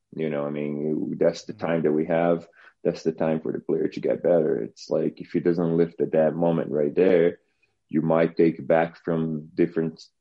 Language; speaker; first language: English; non-native, fluent; Portuguese